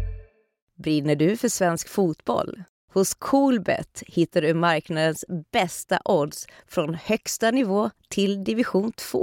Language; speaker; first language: Swedish; native; Swedish